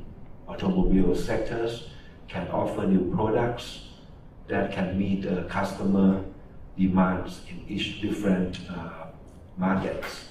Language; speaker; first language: English; non-native, fluent; Thai